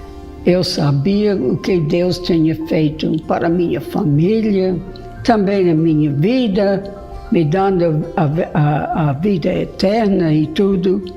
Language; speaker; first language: Portuguese; non-native, fluent; English